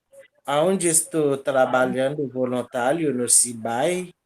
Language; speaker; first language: Portuguese; non-native, local second language; Haitian Creole